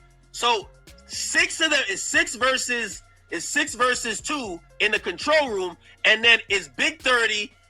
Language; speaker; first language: English; native; English